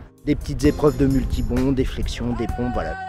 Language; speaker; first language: French; native; French